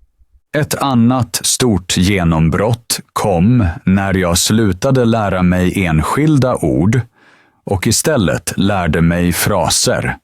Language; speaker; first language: Swedish; non-native, fluent; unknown